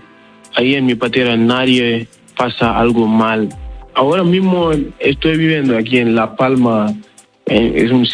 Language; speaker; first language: Spanish; non-native, learner; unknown